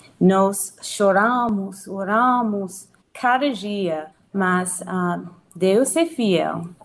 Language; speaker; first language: Portuguese; non-native, learner; English